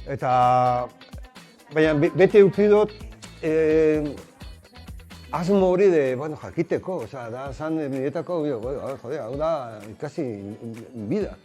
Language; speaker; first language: Basque; non-native, local second language; Spanish